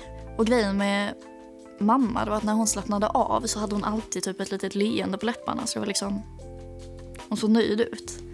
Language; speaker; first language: Swedish; native; Swedish